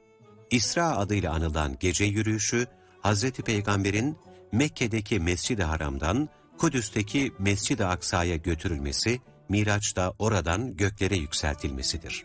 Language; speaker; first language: Turkish; native; Turkish